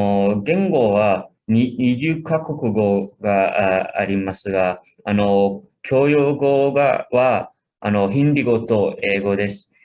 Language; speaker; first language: Japanese; non-native, fluent; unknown